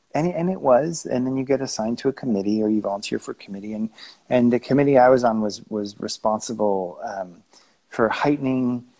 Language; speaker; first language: English; native; English